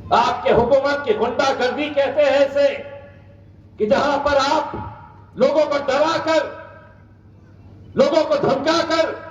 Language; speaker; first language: Hindi; non-native, local second language; Urdu